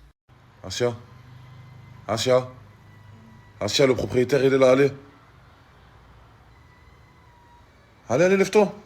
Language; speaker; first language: French; native; French